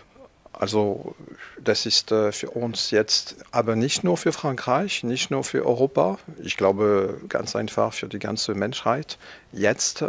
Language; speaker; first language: German; non-native, fluent; French